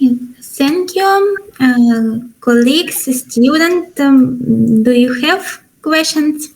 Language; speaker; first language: English; non-native, learner; Ukrainian